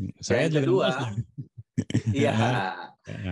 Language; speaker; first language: Indonesian; non-native, fluent; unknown